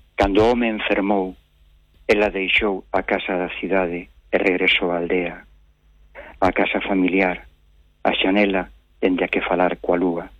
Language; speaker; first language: Galician; native; Galician